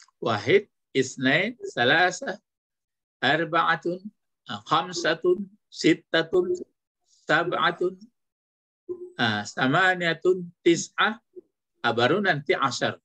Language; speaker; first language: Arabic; non-native, fluent; Indonesian